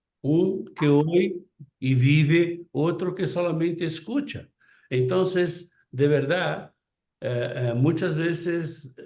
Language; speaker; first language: Spanish; non-native, fluent; Portuguese